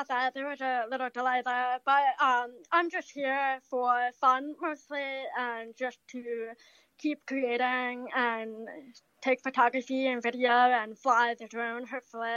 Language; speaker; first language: English; native; English